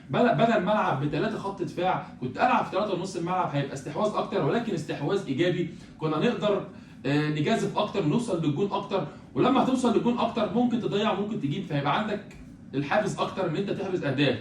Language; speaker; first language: Arabic; native; Arabic